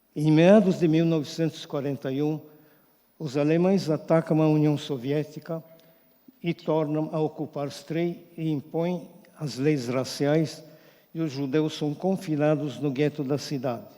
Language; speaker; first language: Portuguese; non-native, fluent; Polish